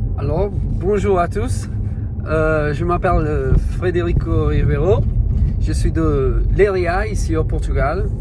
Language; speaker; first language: French; non-native, learner; Portuguese